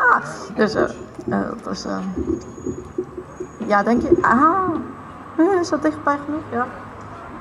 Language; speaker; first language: Dutch; non-native, fluent; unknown